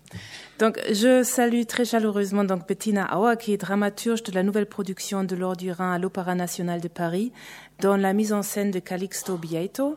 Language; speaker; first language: French; native; French